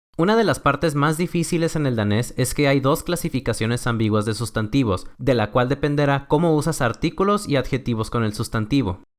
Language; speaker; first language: Spanish; native; Spanish